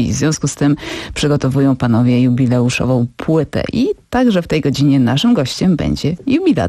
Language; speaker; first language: Polish; native; Polish